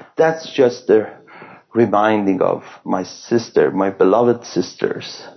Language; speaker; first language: English; non-native, fluent; Persian